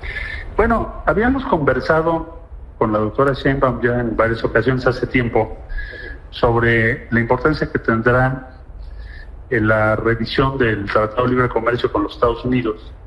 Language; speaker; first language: Spanish; native; Spanish